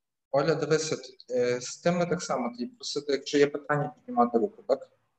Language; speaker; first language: Ukrainian; native; Ukrainian